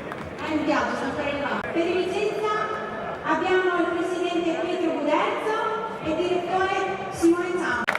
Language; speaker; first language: Italian; native; Italian